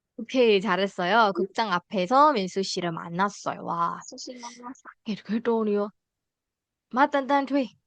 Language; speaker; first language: Korean; non-native, fluent; Burmese